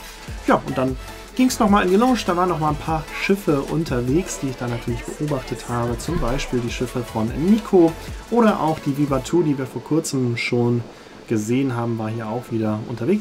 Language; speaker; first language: German; native; German